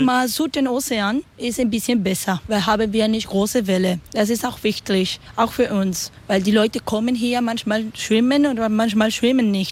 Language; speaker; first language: German; non-native, learner; Spanish